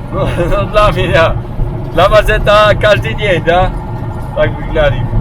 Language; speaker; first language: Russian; non-native, learner; Polish